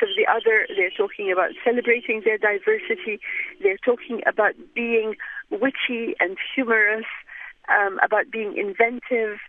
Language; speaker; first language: English; non-native, fluent; Arabic